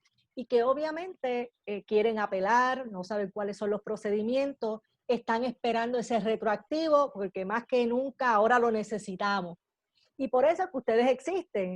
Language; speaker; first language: Spanish; native; Spanish